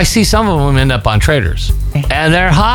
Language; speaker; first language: English; native; English